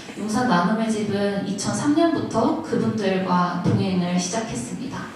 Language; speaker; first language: Korean; early bilingual, other home language; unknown